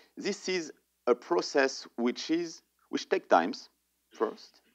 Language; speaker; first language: English; non-native, fluent; French